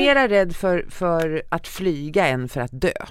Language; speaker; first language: Swedish; native; Swedish